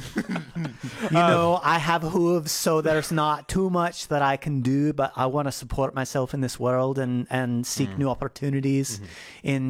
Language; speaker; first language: English; native; English